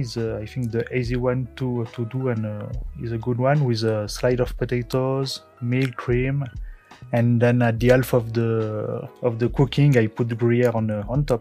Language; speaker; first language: English; non-native, learner; French